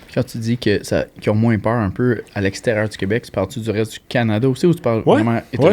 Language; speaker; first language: French; native; French